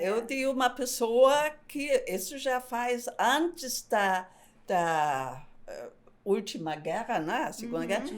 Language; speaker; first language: Portuguese; non-native, fluent; German